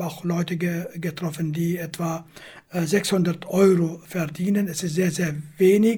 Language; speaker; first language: German; non-native, fluent; Kurdish